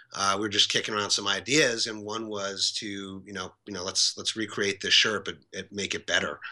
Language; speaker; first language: English; native; English